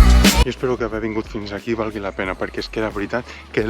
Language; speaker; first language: Catalan; native; Catalan